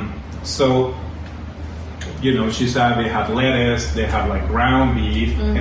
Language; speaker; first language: English; non-native, fluent; Spanish